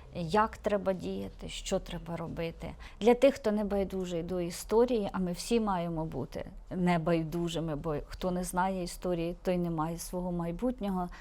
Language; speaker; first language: Ukrainian; native; Ukrainian